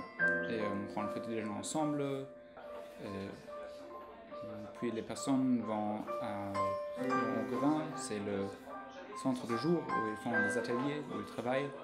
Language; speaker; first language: French; non-native, fluent; German